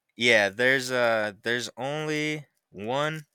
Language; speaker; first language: English; native; English